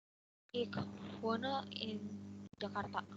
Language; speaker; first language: German; non-native, learner; Indonesian